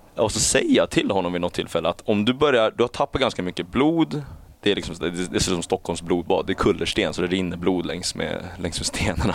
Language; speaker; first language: Swedish; early bilingual, other home language; Chinese